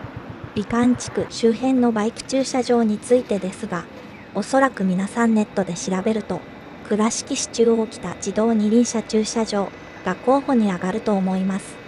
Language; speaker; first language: Japanese; native; Japanese